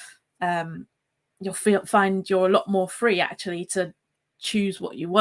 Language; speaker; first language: English; native; English